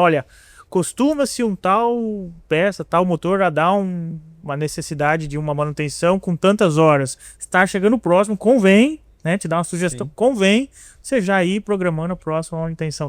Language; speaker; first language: Portuguese; native; Portuguese